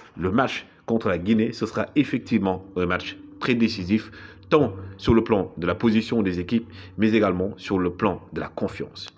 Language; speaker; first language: French; non-native, local second language; Wolof